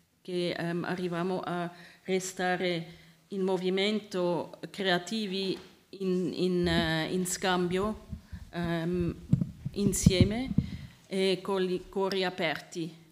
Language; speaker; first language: Italian; non-native, learner; Swiss German